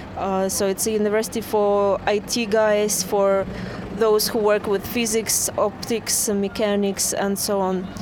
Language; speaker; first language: English; non-native, fluent; Russian